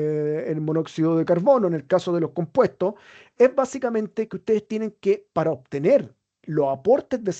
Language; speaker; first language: Spanish; native; Spanish